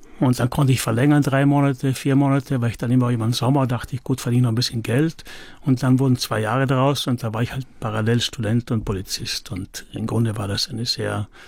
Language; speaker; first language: German; native; German